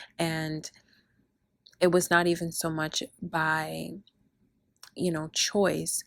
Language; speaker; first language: English; early bilingual, other home language; Spanish